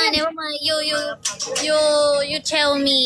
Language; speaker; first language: English; non-native, learner; Thai